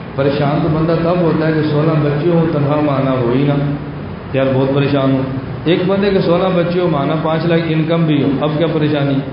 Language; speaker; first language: Urdu; native; Urdu